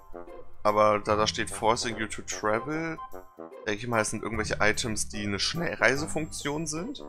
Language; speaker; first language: German; native; German